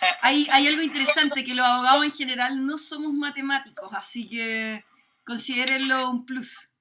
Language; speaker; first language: Spanish; native; Spanish